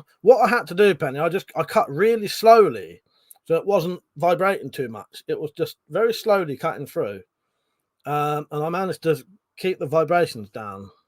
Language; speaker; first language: English; native; English